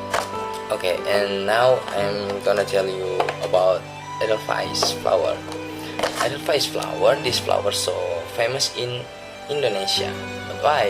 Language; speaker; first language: English; non-native, learner; Indonesian